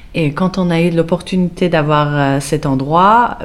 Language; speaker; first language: French; non-native, fluent; Persian